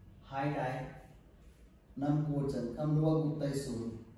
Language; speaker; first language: Vietnamese; non-native, learner; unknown